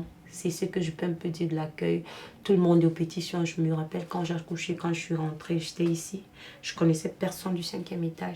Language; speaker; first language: French; non-native, local second language; Lingala